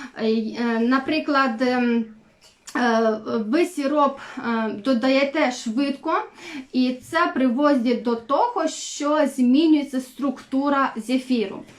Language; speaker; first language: Ukrainian; non-native, local second language; Russian